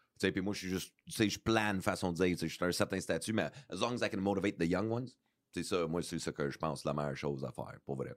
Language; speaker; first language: French; early bilingual, heritage; English